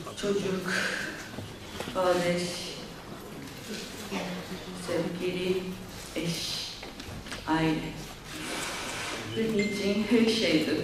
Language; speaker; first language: Turkish; non-native, learner; Japanese